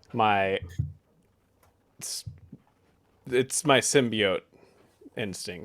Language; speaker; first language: English; native; English